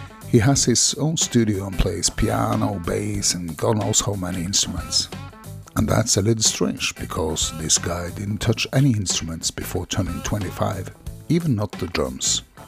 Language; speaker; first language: English; non-native, fluent; Norwegian